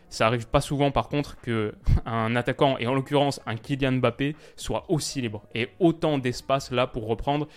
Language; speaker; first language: French; native; French